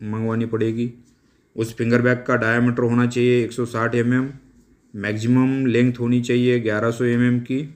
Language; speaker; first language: Hindi; non-native, local second language; Marathi